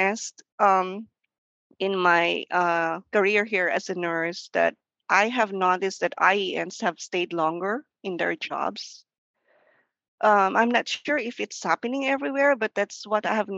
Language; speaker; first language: English; non-native, local second language; Filipino